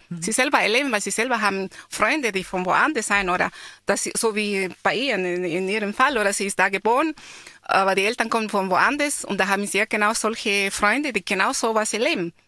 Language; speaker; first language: German; non-native, fluent; Spanish